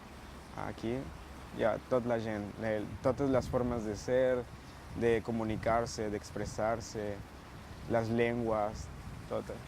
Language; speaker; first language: Catalan; non-native, learner; Spanish